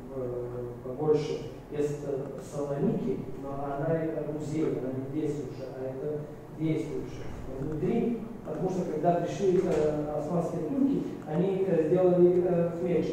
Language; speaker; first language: Russian; non-native, fluent; Bulgarian